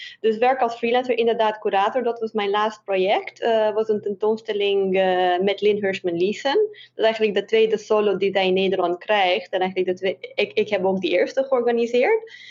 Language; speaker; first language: Dutch; non-native, fluent; Romanian